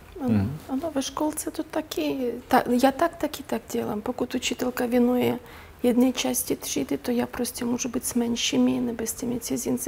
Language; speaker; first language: Czech; non-native, learner; Ukrainian